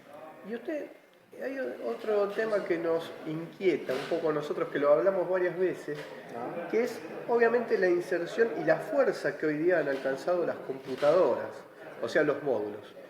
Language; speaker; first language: Spanish; native; Spanish